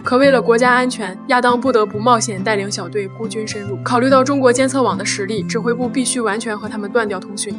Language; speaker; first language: Chinese; native; Chinese